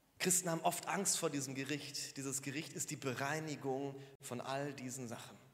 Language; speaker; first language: German; native; German